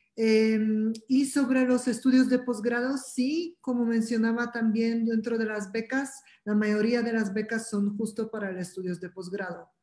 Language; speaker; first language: Spanish; non-native, fluent; Polish